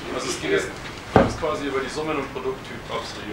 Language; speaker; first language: German; native; German